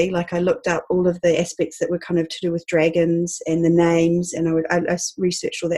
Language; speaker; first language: English; native; English